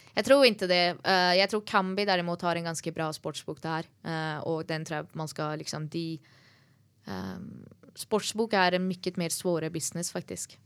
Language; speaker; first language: Norwegian; early bilingual, other home language; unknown